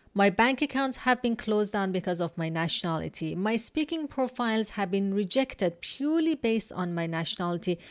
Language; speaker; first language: English; non-native, fluent; Persian